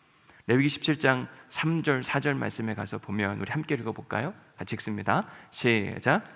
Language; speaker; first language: Korean; native; Korean